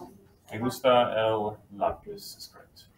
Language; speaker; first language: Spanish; non-native, fluent; English